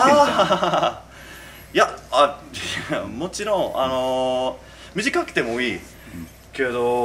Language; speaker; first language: Japanese; non-native, fluent; English